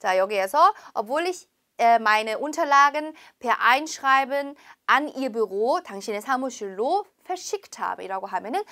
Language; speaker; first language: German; non-native, fluent; Korean